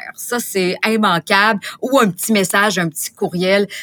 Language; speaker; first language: French; native; French